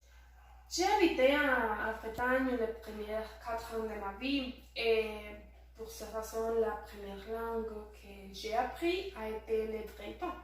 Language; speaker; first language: French; non-native, learner; Spanish